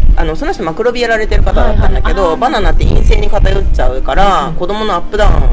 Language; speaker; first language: Japanese; native; Japanese